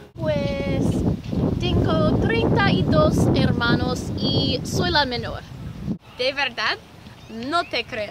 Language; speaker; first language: Spanish; non-native, learner; English